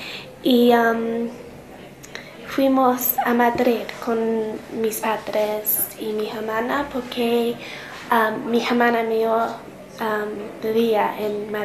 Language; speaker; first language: Spanish; non-native, learner; English